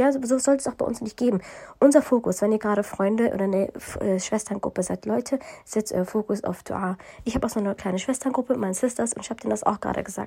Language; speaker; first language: German; early bilingual, other home language; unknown